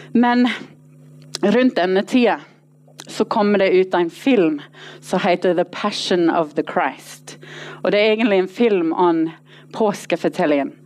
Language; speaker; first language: Norwegian; non-native, fluent; English